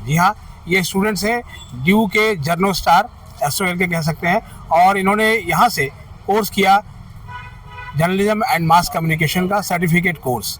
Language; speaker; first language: Hindi; native; Hindi